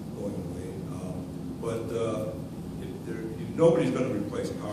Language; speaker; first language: English; native; English